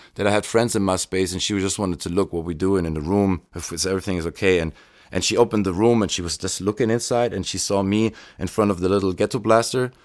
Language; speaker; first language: English; non-native, fluent; German